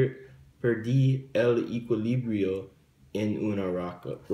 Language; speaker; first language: Spanish; non-native, learner; English